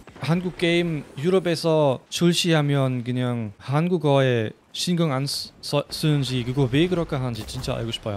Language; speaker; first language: Korean; non-native, fluent; German